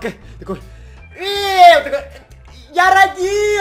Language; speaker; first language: Russian; native; Russian